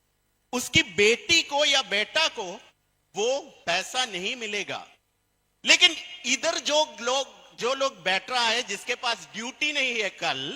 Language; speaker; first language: Hindi; non-native, fluent; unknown